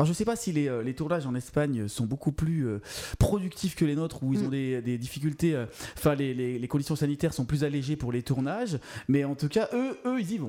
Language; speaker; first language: French; native; French